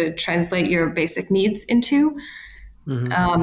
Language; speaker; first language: English; native; English